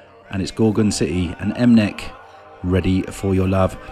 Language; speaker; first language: English; native; English